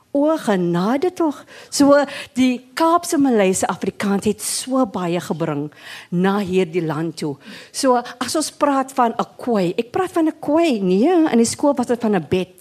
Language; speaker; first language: Afrikaans; native; Afrikaans